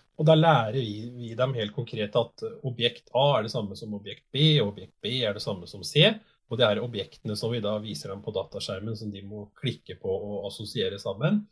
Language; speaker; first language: Norwegian; native; Norwegian